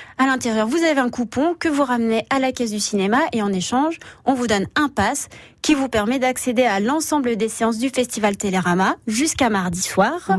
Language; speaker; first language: French; native; French